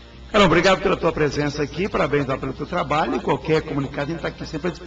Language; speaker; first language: Portuguese; native; Portuguese